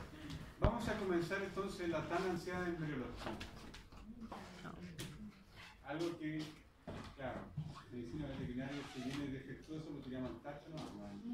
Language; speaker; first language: Spanish; native; Spanish